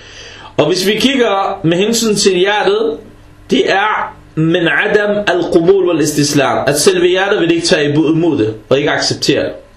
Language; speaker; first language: Danish; early bilingual, other home language; Arabic